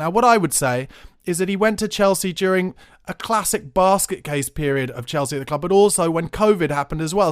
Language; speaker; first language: English; native; English